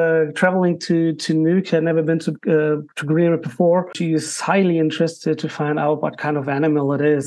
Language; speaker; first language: English; non-native, fluent; German